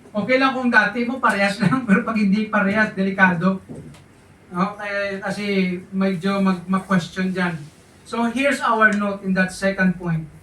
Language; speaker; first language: Filipino; non-native, local second language; Hiligaynon